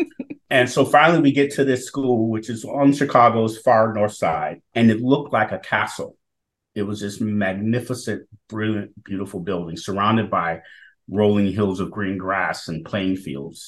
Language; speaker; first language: English; native; English